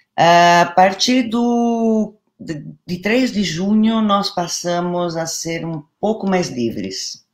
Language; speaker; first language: Portuguese; non-native, fluent; Italian